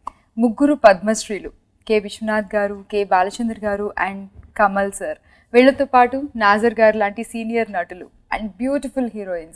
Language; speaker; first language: Telugu; native; Telugu